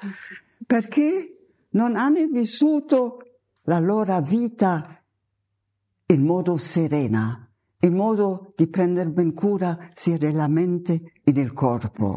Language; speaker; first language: Italian; non-native, fluent; German